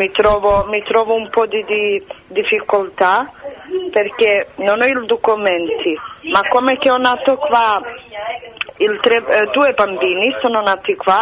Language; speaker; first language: Italian; non-native, fluent; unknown